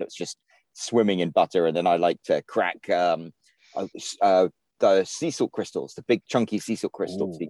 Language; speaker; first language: English; native; English